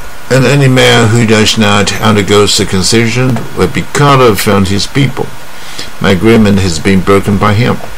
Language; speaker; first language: English; non-native, fluent; Chinese